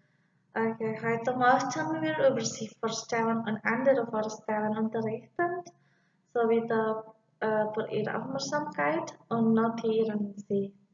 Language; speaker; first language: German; non-native, learner; Indonesian